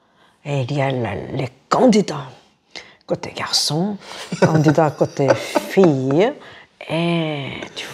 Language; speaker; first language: French; non-native, fluent; Korean